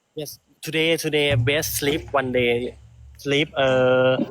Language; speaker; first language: English; non-native, learner; Thai